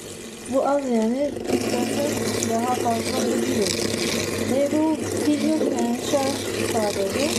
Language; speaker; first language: Turkish; non-native, learner; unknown